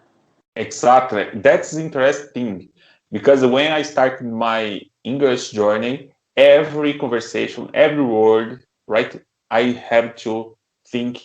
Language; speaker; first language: English; non-native, learner; Portuguese